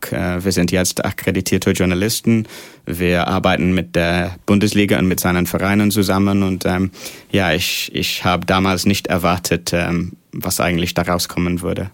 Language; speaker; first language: German; non-native, fluent; English